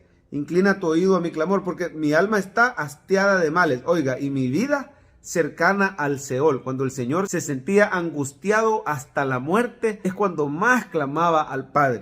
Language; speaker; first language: Spanish; native; Spanish